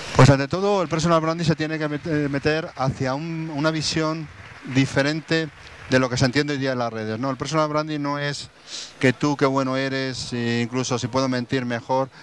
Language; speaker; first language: Spanish; native; Spanish